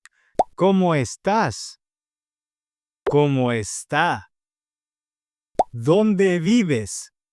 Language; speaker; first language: Spanish; non-native, fluent; English